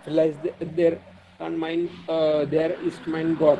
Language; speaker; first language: German; non-native, learner; Hindi